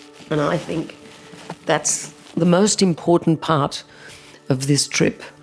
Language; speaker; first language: English; native; English